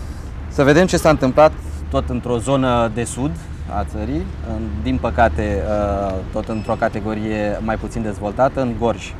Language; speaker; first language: Romanian; native; Romanian